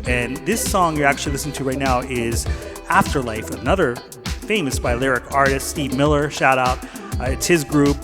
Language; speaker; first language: English; native; English